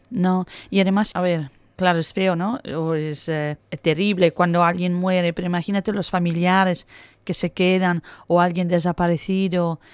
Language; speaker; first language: Spanish; non-native, fluent; Italian